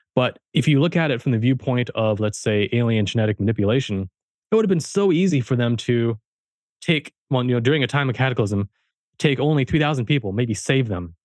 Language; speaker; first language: English; early bilingual, heritage; German